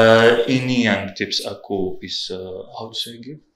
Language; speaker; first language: Indonesian; non-native, learner; Arabic